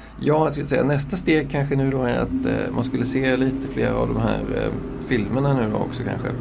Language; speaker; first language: Swedish; native; Swedish